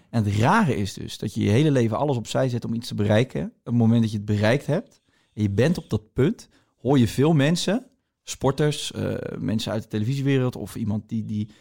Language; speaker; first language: Dutch; native; Dutch